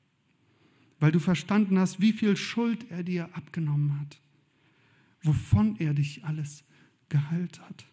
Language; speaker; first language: German; native; German